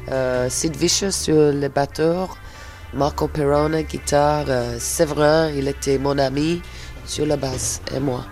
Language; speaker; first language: French; non-native, fluent; English